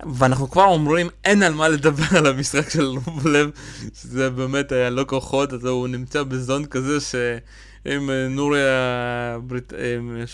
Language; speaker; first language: Hebrew; early bilingual, other home language; Russian